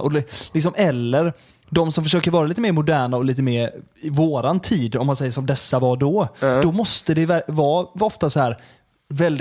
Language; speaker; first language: Swedish; native; Swedish